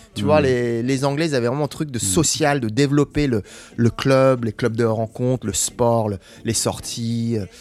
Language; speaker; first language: French; non-native, fluent; English